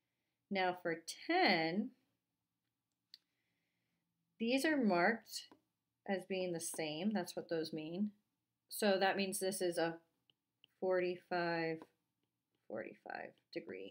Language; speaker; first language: English; native; English